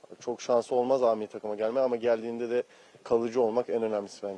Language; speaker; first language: Turkish; early bilingual, heritage; Turkish